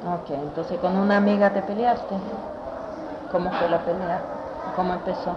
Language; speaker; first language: Spanish; native; Spanish